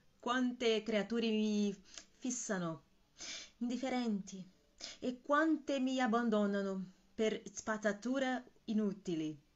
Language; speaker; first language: Italian; non-native, fluent; Portuguese